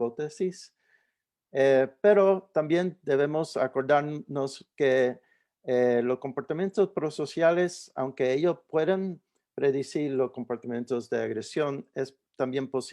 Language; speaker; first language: Spanish; early bilingual, heritage; Spanish